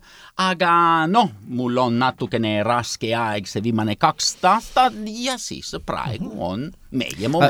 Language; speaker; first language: Estonian; non-native, learner; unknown